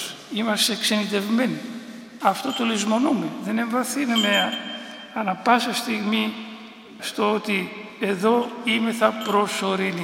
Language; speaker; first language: Greek; native; Greek